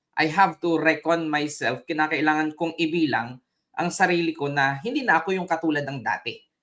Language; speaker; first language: Filipino; native; Filipino